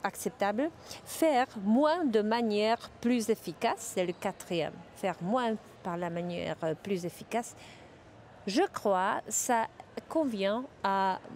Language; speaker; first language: French; non-native, fluent; Czech